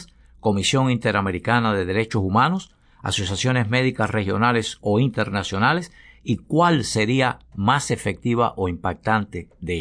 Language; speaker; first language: Spanish; native; Spanish